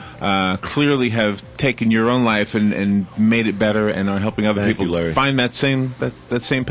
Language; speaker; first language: English; native; English